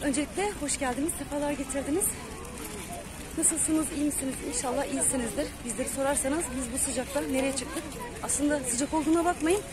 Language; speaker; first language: Turkish; native; Turkish